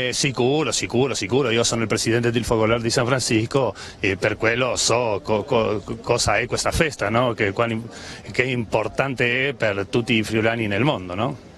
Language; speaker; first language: Italian; non-native, fluent; Spanish